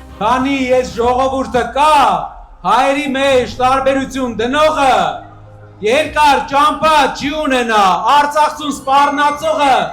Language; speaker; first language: Armenian; native; Armenian